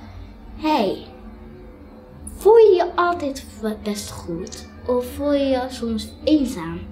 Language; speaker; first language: Dutch; early bilingual, other home language; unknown